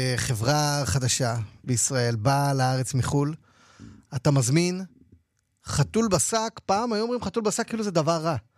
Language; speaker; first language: Hebrew; native; Hebrew